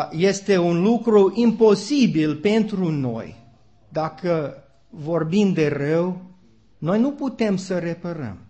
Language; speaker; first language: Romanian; non-native, learner; English